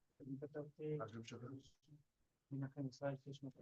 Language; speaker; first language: Hebrew; non-native, learner; Spanish